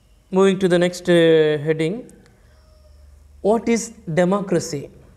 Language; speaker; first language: English; non-native, local second language; Tamil